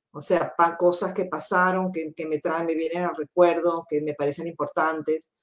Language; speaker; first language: Spanish; native; Spanish